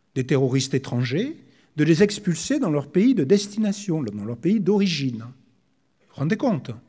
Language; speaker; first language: French; native; French